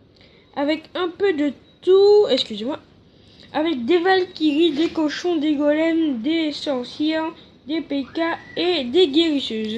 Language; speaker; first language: French; native; French